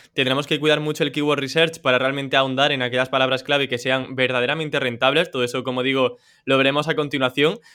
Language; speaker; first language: Spanish; native; Spanish